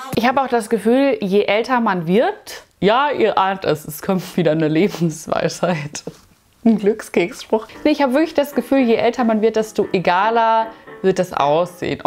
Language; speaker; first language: German; native; German